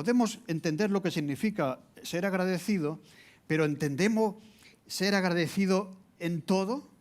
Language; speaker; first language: Spanish; native; Spanish